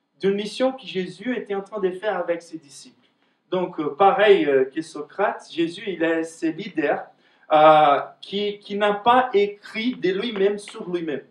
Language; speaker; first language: French; non-native, fluent; Portuguese